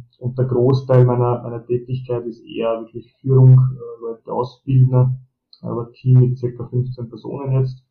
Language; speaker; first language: German; early bilingual, other home language; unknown